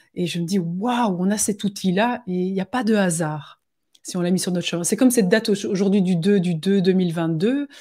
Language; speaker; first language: French; native; French